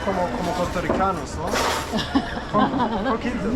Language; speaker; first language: Spanish; non-native, learner; Bosnian